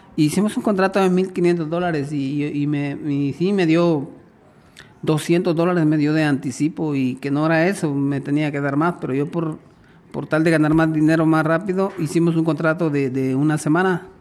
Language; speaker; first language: Spanish; native; Spanish